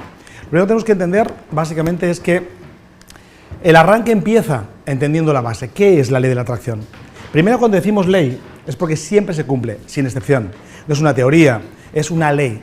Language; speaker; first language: Spanish; native; Spanish